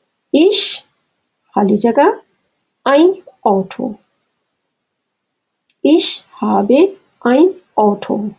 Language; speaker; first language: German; non-native, fluent; Urdu